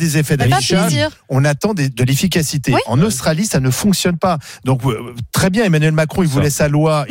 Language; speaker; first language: French; native; French